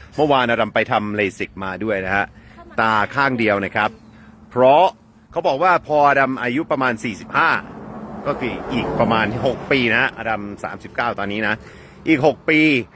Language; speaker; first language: Thai; non-native, fluent; English